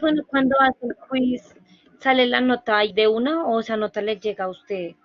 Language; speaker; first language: Spanish; native; Spanish